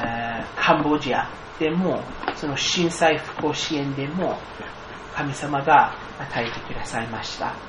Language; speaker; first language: Japanese; non-native, fluent; English